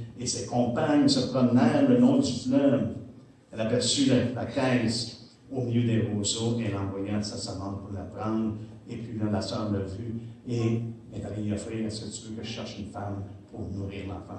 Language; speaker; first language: French; native; French